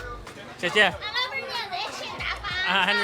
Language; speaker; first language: Chinese; non-native, fluent; English